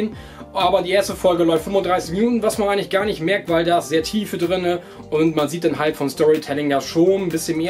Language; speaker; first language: German; native; German